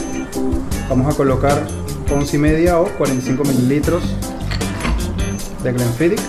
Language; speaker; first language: Spanish; native; Spanish